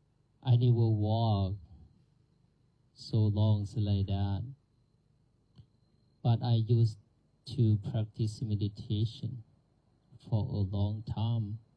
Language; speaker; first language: English; non-native, learner; Thai